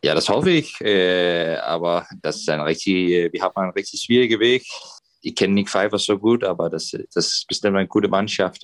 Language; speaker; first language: German; non-native, fluent; Danish